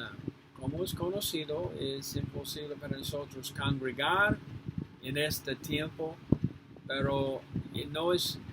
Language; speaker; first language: Spanish; non-native, fluent; English